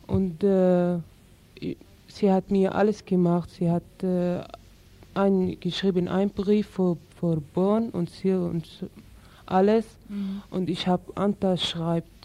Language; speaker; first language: German; non-native, learner; Arabic